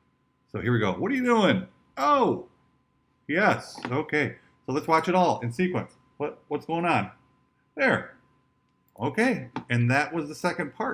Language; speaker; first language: English; native; English